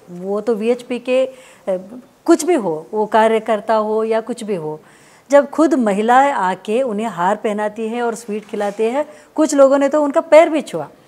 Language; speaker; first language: Hindi; non-native, local second language; Kannada